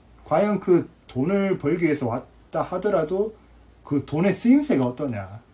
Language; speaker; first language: Korean; native; Korean